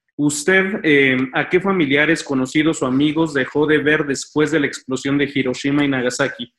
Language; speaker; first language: Spanish; native; Spanish